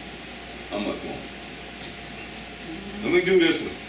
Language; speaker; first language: English; native; English